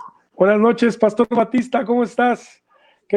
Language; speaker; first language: Spanish; native; Spanish